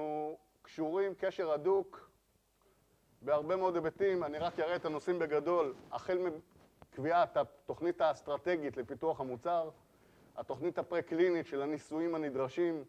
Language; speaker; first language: Hebrew; native; Hebrew